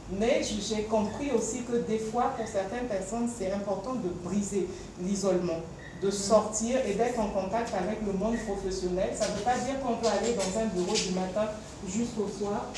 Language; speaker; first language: French; non-native, local second language; Bambara